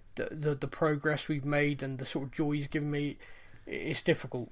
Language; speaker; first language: English; native; English